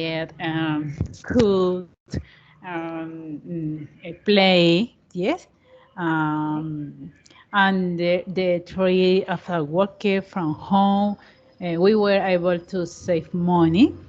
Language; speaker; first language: English; non-native, learner; Spanish